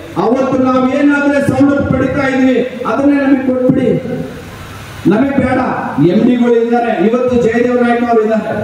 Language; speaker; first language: Kannada; non-native, local second language; Lambadi